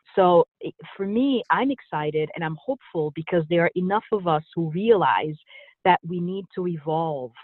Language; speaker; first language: English; early bilingual, other home language; Haitian Creole